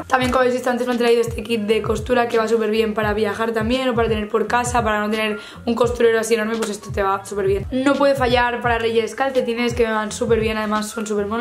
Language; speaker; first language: Spanish; native; Spanish